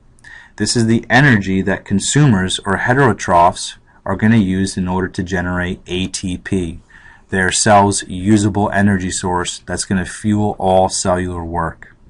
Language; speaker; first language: English; native; English